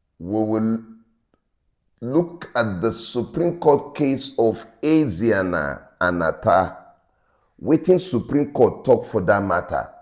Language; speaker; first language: Nigerian Pidgin; native; Nigerian Pidgin